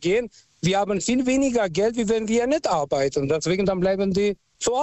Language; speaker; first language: German; non-native, local second language; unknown